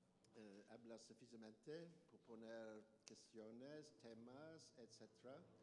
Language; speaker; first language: Spanish; non-native, learner; English